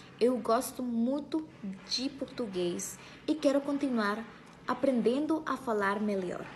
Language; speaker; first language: Portuguese; non-native, learner; Spanish